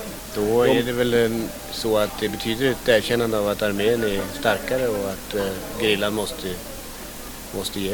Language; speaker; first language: Swedish; native; Swedish